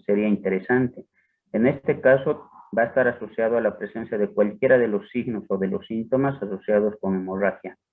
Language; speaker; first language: Spanish; native; Spanish